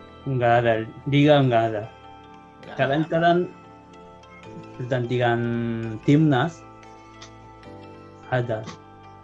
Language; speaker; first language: Indonesian; non-native, learner; Japanese